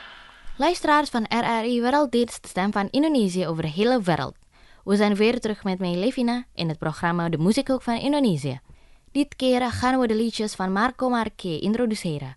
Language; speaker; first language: Dutch; non-native, fluent; Indonesian